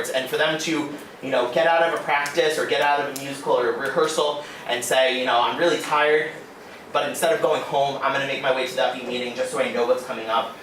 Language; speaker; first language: English; native; English